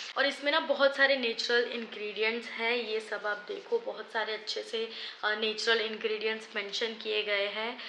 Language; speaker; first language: Hindi; non-native, local second language; Gujarati